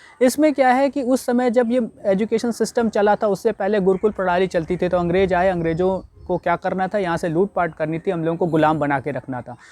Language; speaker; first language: Hindi; native; Hindi